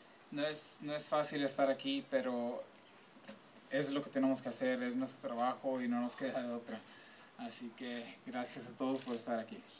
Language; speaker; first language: Spanish; early bilingual, heritage; Spanish